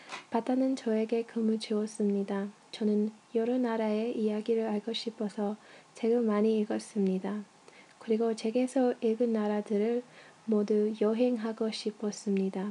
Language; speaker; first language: Korean; non-native, learner; English